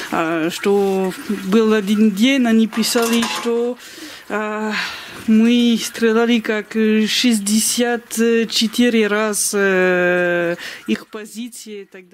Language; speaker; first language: Russian; non-native, learner; French